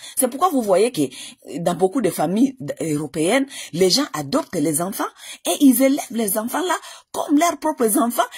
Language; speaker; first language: French; non-native, local second language; Lingala